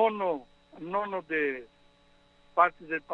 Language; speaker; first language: Italian; early bilingual, heritage; Italian